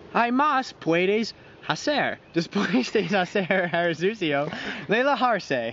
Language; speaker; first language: Spanish; non-native, learner; English